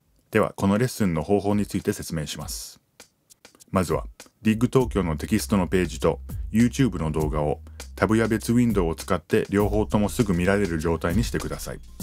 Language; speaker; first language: Japanese; early bilingual, other home language; English